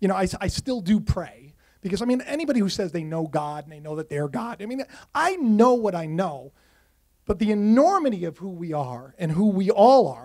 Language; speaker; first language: English; native; English